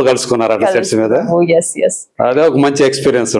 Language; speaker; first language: Telugu; native; Telugu